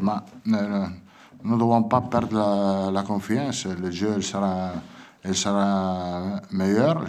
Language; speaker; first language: French; non-native, learner; Italian